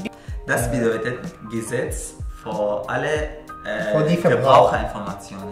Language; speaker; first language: German; non-native, learner; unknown